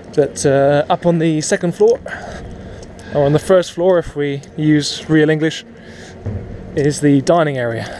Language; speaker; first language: English; native; English